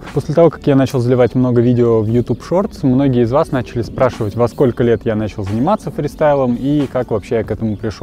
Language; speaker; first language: Russian; native; Russian